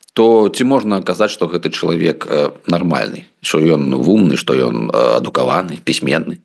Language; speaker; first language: Belarusian; non-native, local second language; Russian